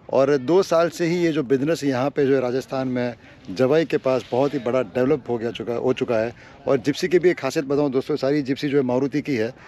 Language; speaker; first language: Hindi; native; Hindi